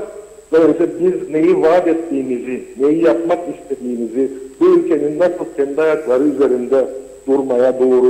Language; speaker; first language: Turkish; native; Turkish